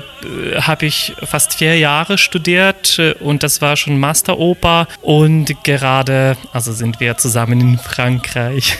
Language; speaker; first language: German; non-native, fluent; Polish